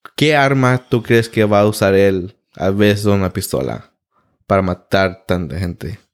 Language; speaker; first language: Spanish; early bilingual, heritage; Spanish